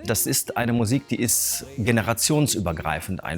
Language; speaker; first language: German; native; German